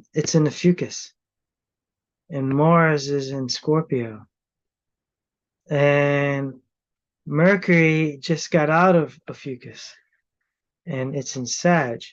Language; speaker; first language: English; native; English